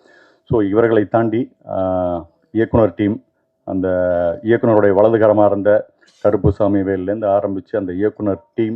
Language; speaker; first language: Tamil; native; Tamil